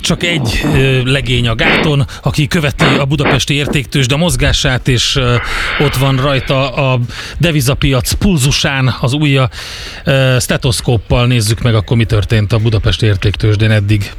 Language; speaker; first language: Hungarian; native; Hungarian